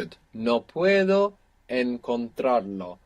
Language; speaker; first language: Spanish; non-native, fluent; English